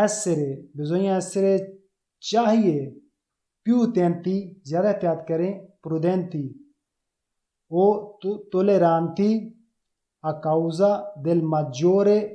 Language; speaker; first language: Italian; non-native, learner; Urdu